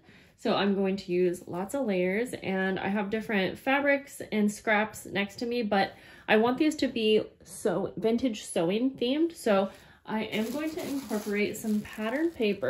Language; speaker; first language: English; native; English